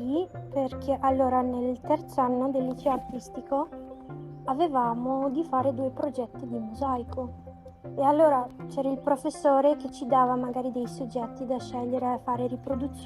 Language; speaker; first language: Italian; non-native, fluent; Macedonian